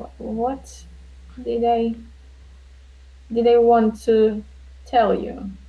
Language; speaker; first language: English; non-native, learner; Russian